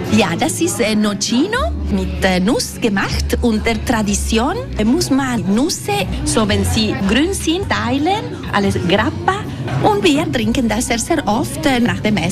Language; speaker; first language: German; non-native, learner; Italian